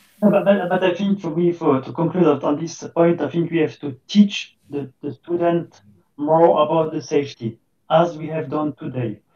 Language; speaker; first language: English; non-native, fluent; French